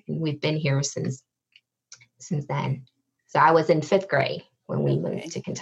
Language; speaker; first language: English; early bilingual, other home language; Vietnamese